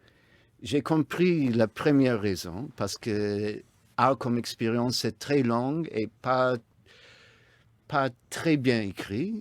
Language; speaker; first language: French; non-native, fluent; English